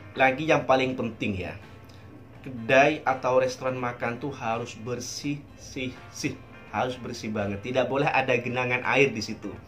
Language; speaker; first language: Indonesian; native; Indonesian